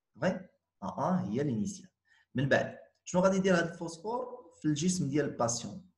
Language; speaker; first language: French; non-native, local second language; Arabic